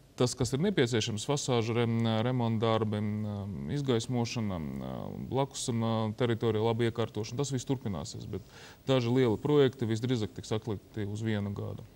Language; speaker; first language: Latvian; non-native, local second language; Russian